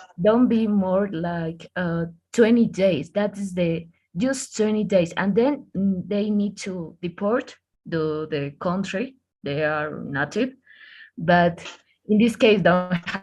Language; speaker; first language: English; non-native, learner; Spanish